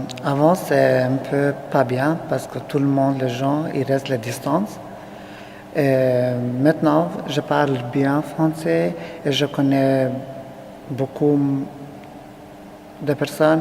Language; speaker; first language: French; non-native, learner; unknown